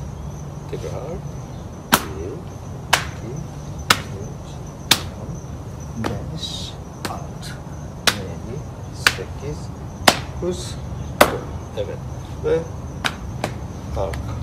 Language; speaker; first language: Turkish; non-native, learner; Japanese